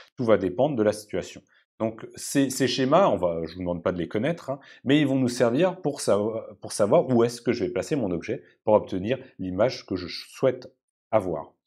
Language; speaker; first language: French; native; French